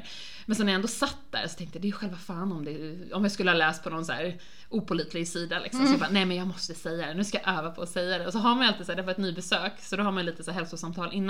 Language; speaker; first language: Swedish; native; Swedish